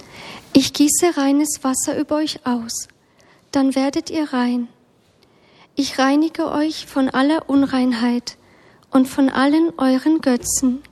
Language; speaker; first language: German; native; German